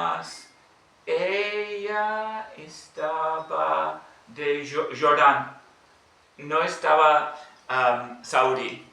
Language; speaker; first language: Portuguese; non-native, learner; English